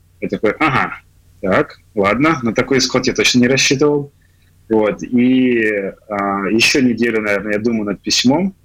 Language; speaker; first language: Russian; native; Russian